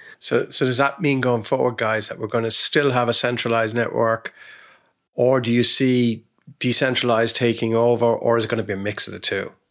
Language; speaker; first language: English; native; English